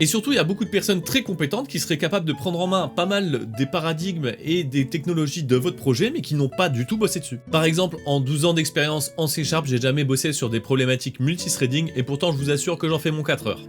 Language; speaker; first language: French; native; French